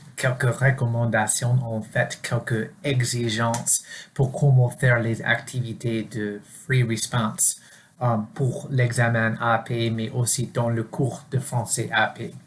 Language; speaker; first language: French; non-native, fluent; English